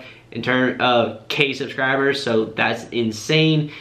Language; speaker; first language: English; native; English